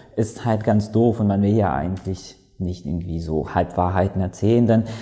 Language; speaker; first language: German; non-native, fluent; Latvian